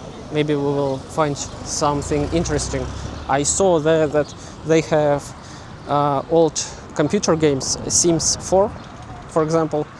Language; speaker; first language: English; non-native, learner; Russian